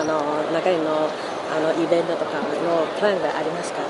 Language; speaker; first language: Japanese; non-native, fluent; Cantonese